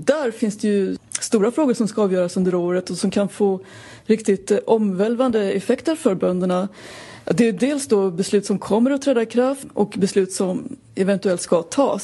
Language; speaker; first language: Swedish; native; Swedish